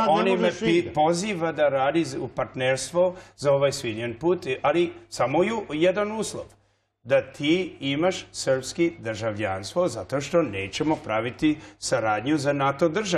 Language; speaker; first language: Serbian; early bilingual, heritage; English